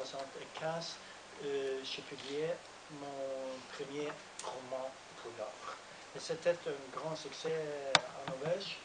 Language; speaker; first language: French; non-native, learner; Norwegian